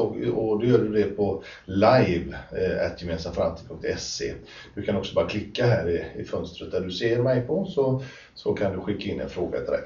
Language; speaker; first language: Swedish; native; Swedish